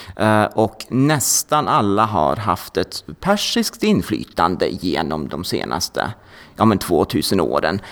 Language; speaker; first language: Swedish; non-native, fluent; Norwegian